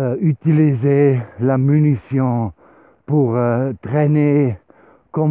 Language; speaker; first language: French; non-native, learner; Swiss German